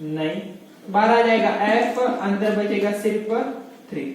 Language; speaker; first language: Hindi; non-native, local second language; Marathi